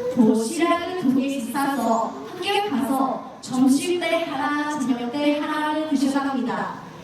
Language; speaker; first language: Korean; non-native, fluent; Lao